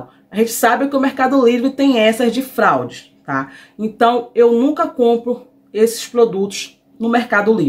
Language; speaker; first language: Portuguese; native; Portuguese